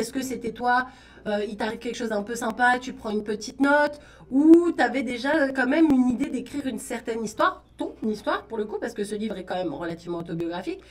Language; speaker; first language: French; native; French